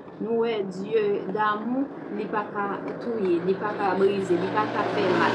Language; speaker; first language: French; non-native, local second language; Haitian Creole